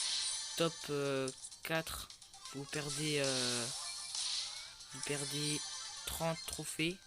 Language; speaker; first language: French; native; French